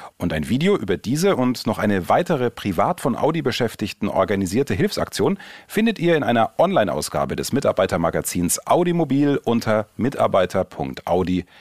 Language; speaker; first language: German; native; German